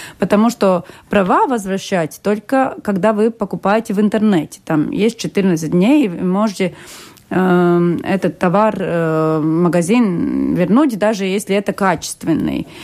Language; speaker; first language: Russian; non-native, local second language; Latvian